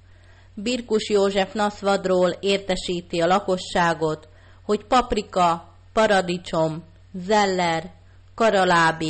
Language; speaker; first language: Hungarian; native; Hungarian